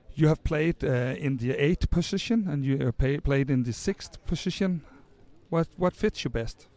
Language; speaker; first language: English; non-native, fluent; Danish